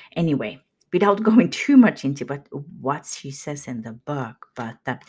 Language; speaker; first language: English; non-native, fluent; Swedish